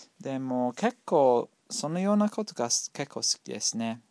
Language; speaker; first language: Japanese; non-native, learner; English